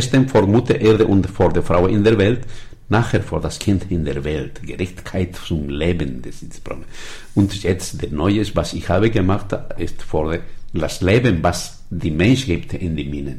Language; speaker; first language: German; non-native, learner; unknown